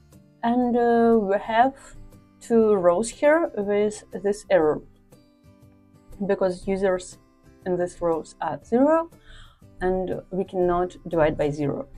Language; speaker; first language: English; non-native, fluent; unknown